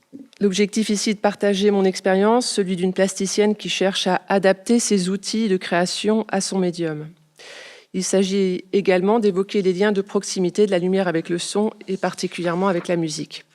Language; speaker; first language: French; native; French